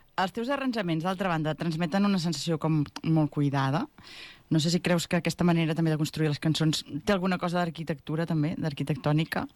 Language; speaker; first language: Catalan; native; Catalan